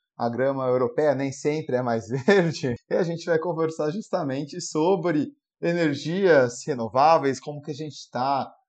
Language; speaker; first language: Portuguese; non-native, fluent; French